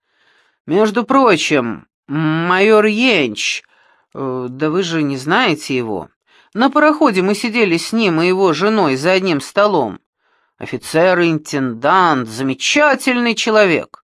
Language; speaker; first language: Russian; native; Russian